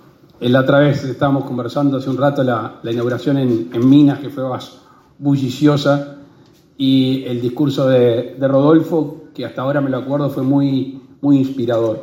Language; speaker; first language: Spanish; native; Spanish